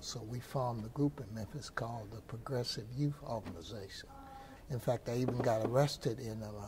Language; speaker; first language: English; native; English